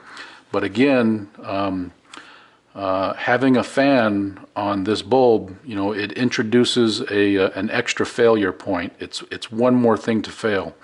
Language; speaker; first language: English; native; English